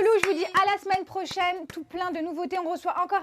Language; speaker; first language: French; native; French